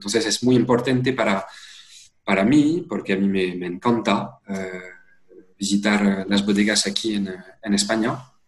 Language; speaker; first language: Spanish; non-native, fluent; French